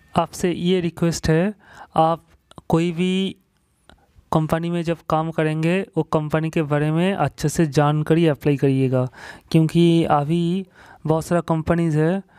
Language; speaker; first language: Hindi; non-native, local second language; Bangla